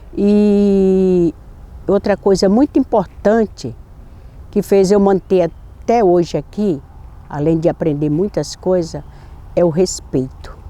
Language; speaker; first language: Portuguese; native; Portuguese